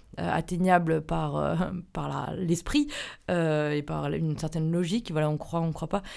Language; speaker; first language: French; native; French